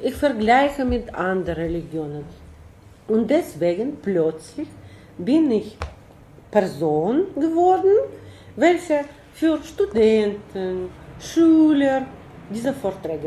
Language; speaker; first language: German; non-native, fluent; Russian